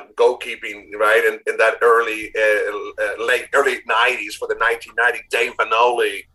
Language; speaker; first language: English; non-native, fluent; Spanish